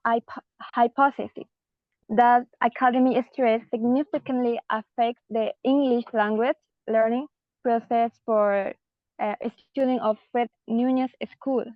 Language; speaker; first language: English; non-native, learner; Spanish